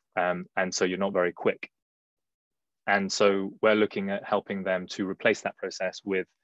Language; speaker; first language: English; early bilingual, other home language; Chinese